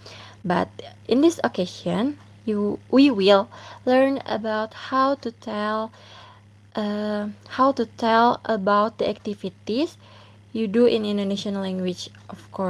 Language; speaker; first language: English; non-native, learner; Indonesian